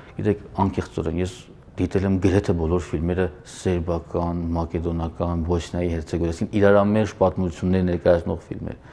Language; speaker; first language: Armenian; native; Armenian